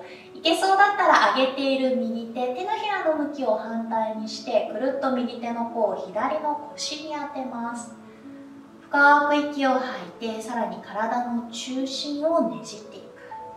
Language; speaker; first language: Japanese; native; Japanese